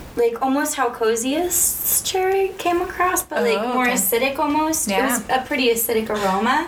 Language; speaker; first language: English; native; English